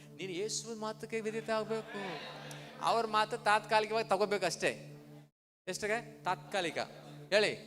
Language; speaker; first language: Kannada; non-native, local second language; Tamil